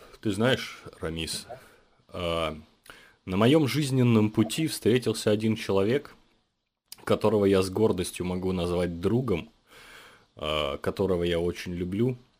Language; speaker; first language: Russian; native; Russian